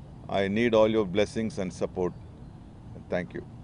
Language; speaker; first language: Telugu; non-native, fluent; Tamil